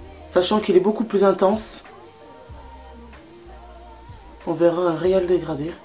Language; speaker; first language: French; native; French